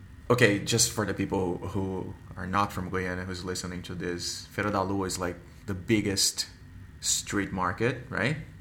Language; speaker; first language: English; non-native, fluent; Portuguese